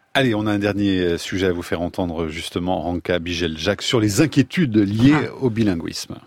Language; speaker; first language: French; native; French